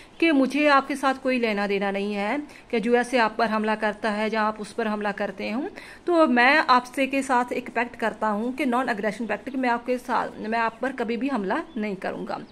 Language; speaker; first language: Hindi; non-native, local second language; Punjabi